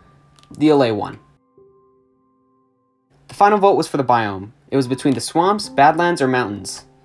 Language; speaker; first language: English; native; English